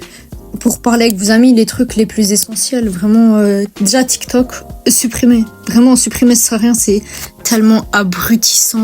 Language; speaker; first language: French; native; French